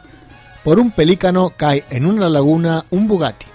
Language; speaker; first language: Spanish; native; Spanish